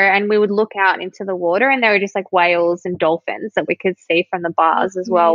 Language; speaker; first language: English; native; English